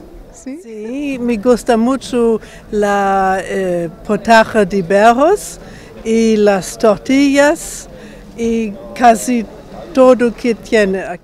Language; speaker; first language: Spanish; non-native, learner; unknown